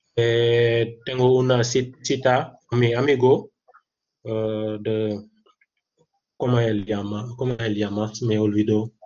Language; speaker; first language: Spanish; non-native, learner; Wolof